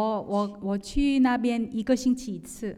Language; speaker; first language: Chinese; non-native, fluent; Korean